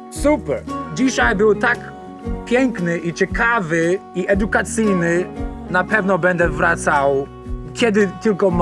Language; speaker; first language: Polish; non-native, learner; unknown